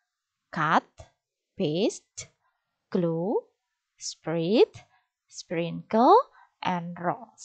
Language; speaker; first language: English; non-native, fluent; Indonesian